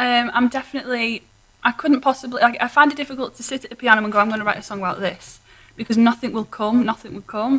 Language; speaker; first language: English; native; English